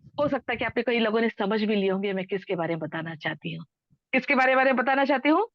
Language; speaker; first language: Hindi; non-native, local second language; Telugu